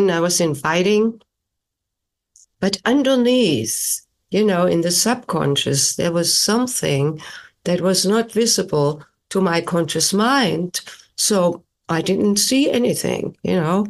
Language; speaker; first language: English; non-native, fluent; German